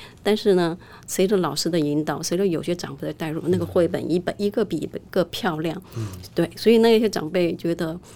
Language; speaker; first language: Chinese; native; Chinese